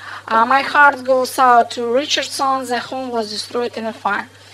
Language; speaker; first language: English; non-native, fluent; Russian